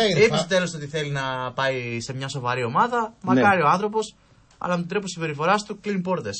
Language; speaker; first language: Greek; native; Greek